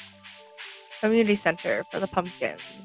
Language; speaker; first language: English; native; English